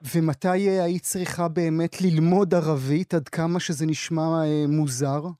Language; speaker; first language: Hebrew; native; Hebrew